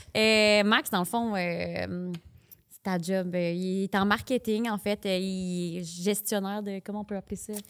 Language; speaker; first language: French; native; French